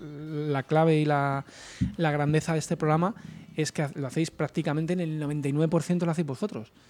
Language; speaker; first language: Spanish; native; Spanish